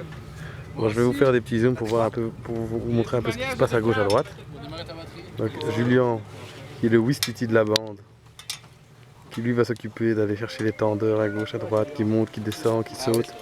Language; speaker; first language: French; native; French